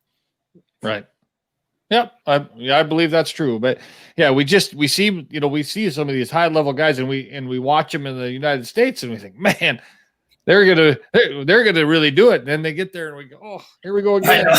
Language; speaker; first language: English; native; English